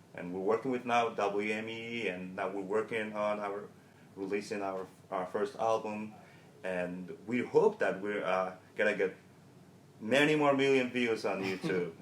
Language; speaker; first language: English; non-native, learner; Mongolian